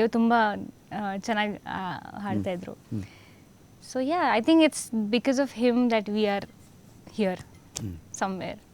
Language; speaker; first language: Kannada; non-native, learner; Hindi